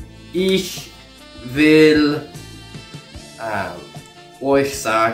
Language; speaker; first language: German; non-native, learner; English